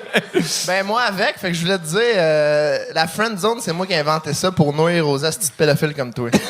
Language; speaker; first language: French; native; French